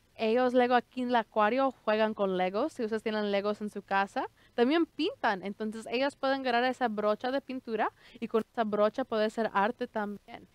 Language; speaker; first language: Spanish; early bilingual, heritage; Spanish